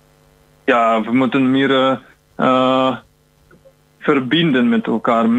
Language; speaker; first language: Dutch; non-native, learner; Ukrainian